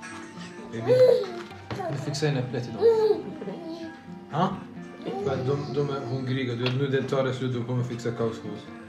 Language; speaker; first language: Swedish; non-native, fluent; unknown